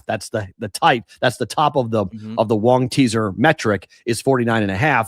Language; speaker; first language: English; native; English